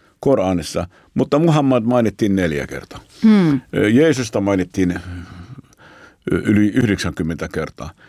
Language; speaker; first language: Finnish; non-native, fluent; Arabic